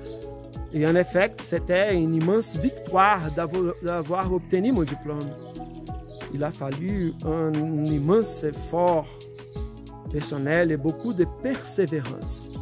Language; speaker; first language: French; non-native, fluent; Portuguese